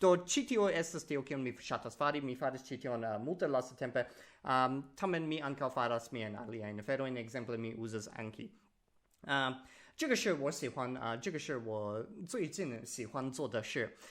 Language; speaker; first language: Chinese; non-native, learner; English